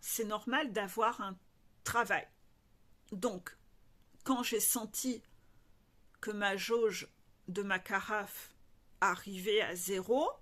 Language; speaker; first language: French; native; French